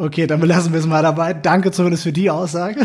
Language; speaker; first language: German; native; German